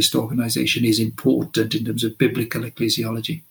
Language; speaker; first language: English; non-native, local second language; Welsh